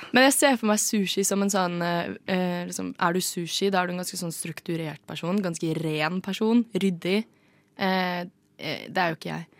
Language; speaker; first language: Norwegian; native; Norwegian